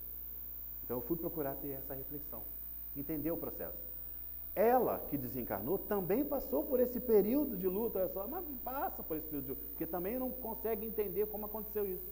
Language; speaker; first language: Portuguese; native; Portuguese